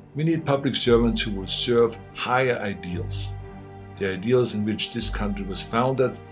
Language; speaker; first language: English; non-native, fluent; German